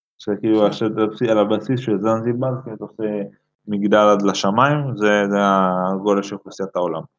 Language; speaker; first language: Hebrew; native; Hebrew